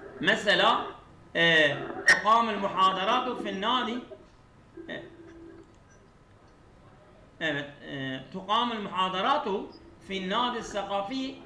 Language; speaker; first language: Arabic; non-native, fluent; Turkish